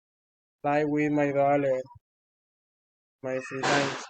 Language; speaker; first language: English; non-native, learner; Spanish